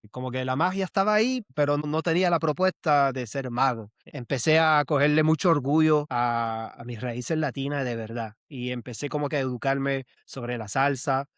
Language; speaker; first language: Spanish; early bilingual, heritage; Spanish